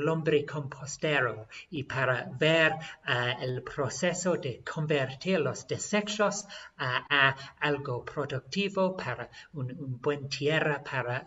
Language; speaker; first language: Spanish; non-native, fluent; English